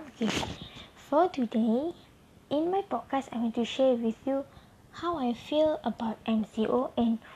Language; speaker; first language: English; non-native, local second language; Malay